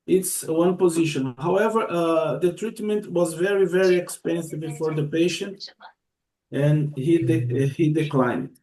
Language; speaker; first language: English; non-native, learner; Portuguese